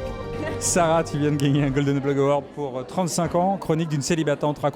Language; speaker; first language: French; native; French